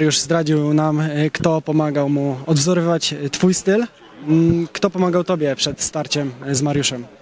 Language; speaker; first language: Polish; native; Polish